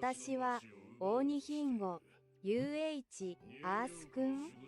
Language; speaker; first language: Japanese; non-native, learner; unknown